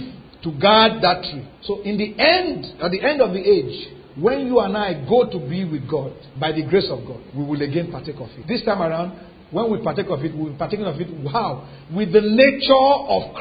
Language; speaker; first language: English; non-native, local second language; Yoruba